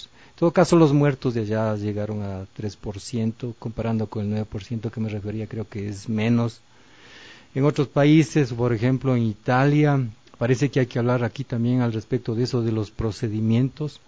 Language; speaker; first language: Spanish; native; Spanish